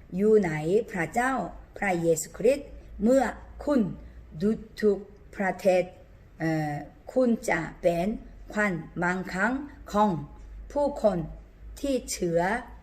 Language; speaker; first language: Thai; non-native, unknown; Korean